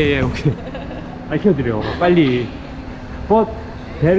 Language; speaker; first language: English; non-native, learner; Korean